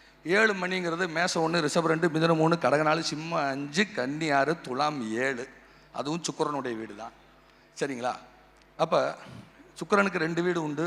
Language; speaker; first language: Tamil; native; Tamil